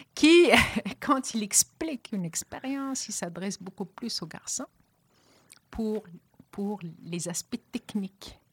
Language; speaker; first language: French; non-native, local second language; Arabic